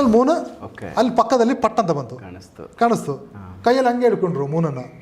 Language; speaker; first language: Kannada; non-native, local second language; Malayalam